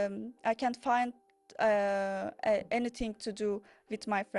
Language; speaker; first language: English; non-native, learner; Turkish